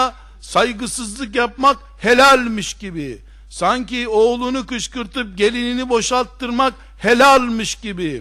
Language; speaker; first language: Turkish; native; Turkish